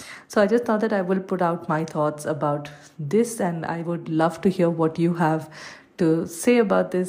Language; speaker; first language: English; non-native, local second language; Malayalam